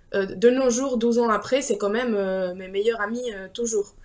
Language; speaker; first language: French; non-native, fluent; Spanish